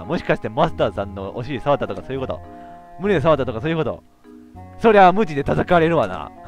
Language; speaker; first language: Japanese; native; Japanese